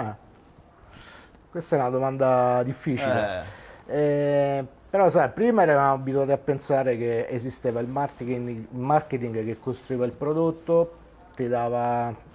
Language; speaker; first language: Italian; native; Italian